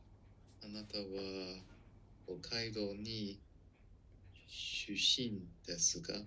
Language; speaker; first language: Japanese; non-native, learner; English